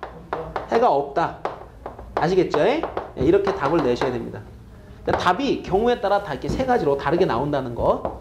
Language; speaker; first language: Korean; native; Korean